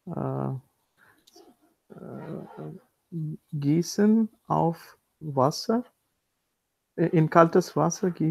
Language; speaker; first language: German; non-native, learner; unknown